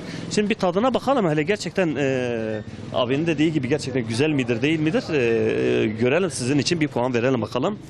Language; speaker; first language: Turkish; native; Turkish